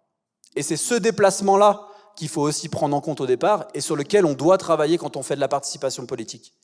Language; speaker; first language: French; native; French